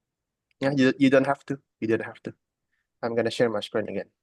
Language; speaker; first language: English; non-native, learner; Indonesian